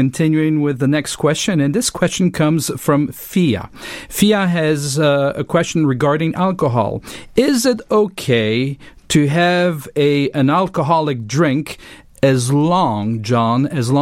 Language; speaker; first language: English; non-native, fluent; French